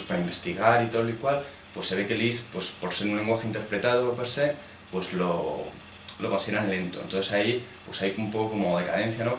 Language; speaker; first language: Spanish; native; Spanish